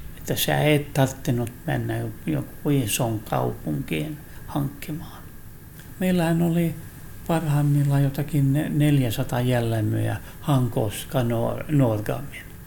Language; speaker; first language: Finnish; non-native, local second language; Swedish